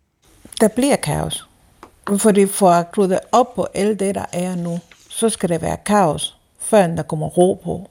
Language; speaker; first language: Danish; non-native, fluent; Spanish